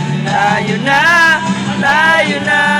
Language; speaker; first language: Filipino; non-native, local second language; Cebuano